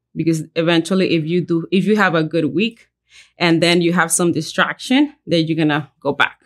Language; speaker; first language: English; early bilingual, other home language; Spanish